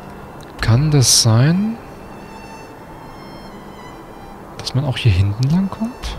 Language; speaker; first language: German; native; German